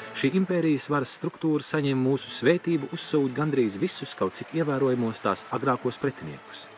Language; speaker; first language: Latvian; native; Latvian